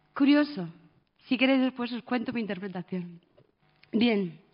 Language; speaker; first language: Spanish; early bilingual, other home language; Arabic